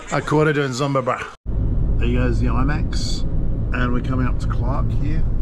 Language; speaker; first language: English; native; English